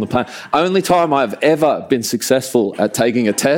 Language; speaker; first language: English; native; English